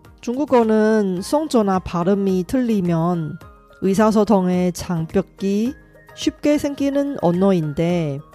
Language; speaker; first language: Korean; non-native, fluent; Chinese